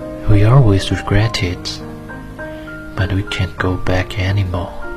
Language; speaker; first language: English; non-native, learner; Chinese